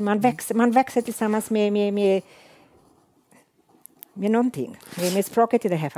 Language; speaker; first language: Swedish; non-native, fluent; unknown